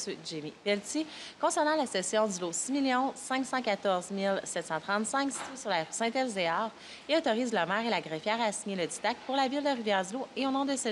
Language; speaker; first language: French; native; French